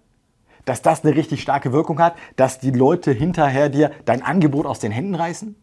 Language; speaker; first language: German; native; German